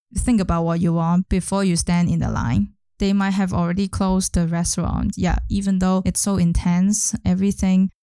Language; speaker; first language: English; non-native, local second language; Cantonese